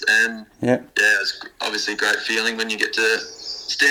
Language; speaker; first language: English; native; English